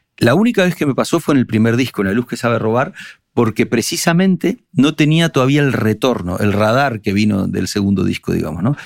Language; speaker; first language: Spanish; native; Spanish